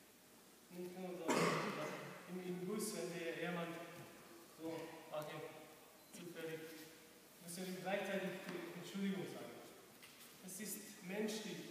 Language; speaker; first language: German; non-native, learner; Serbian